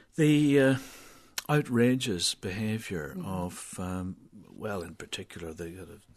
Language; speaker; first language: English; native; English